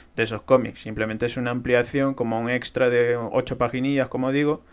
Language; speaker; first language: Spanish; native; Spanish